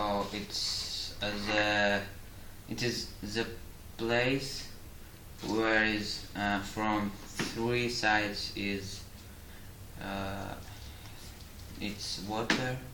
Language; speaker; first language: English; non-native, learner; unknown